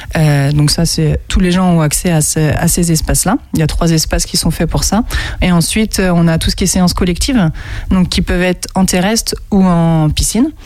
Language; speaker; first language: French; native; French